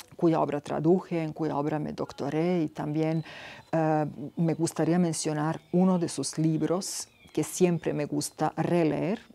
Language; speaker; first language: Spanish; non-native, fluent; Serbian